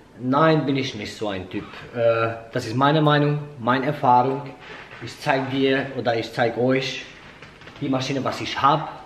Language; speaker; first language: German; non-native, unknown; Hungarian